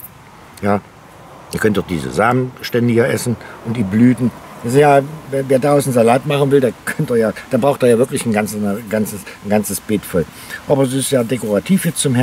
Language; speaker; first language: German; native; German